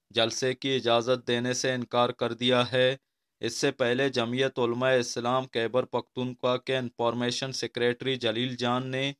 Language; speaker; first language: Urdu; non-native, local second language; Baluchi